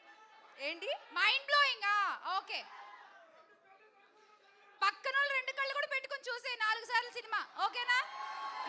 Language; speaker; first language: Telugu; native; Telugu